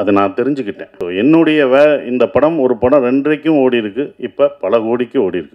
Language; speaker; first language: Tamil; native; Tamil